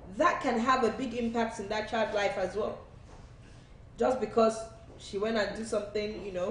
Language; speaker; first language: English; non-native, local second language; Yoruba